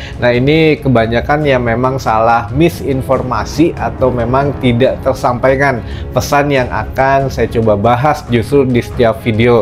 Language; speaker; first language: Indonesian; native; Indonesian